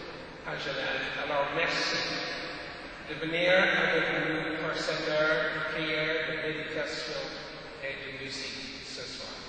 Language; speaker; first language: French; non-native, fluent; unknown